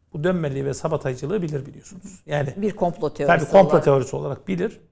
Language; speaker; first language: Turkish; native; Turkish